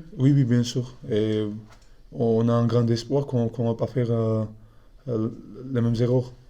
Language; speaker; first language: French; non-native, fluent; Georgian